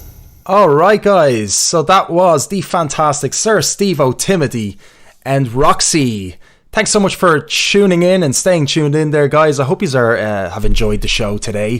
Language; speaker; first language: English; native; English